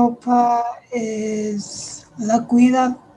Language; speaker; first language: Spanish; non-native, learner; English